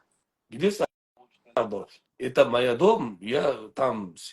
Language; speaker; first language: Russian; non-native, learner; Uzbek